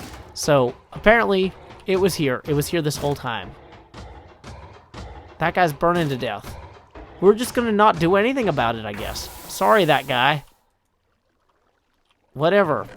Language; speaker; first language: English; native; English